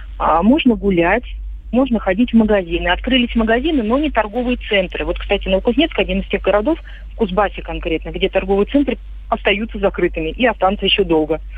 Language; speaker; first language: Russian; native; Russian